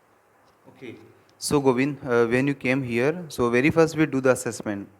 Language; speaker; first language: English; non-native, local second language; Hindi